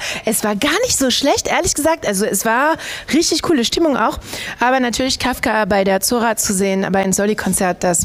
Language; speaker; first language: German; non-native, fluent; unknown